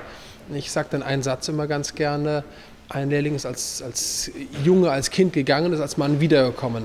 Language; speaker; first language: German; native; German